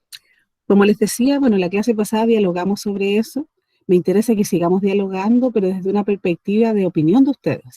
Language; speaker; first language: Spanish; native; Spanish